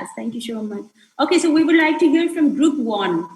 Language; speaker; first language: English; non-native, local second language; Nepali